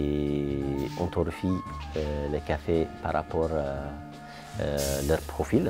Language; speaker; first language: French; non-native, fluent; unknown